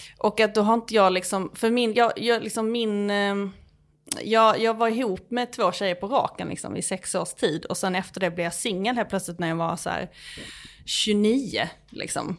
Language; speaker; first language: Swedish; native; Swedish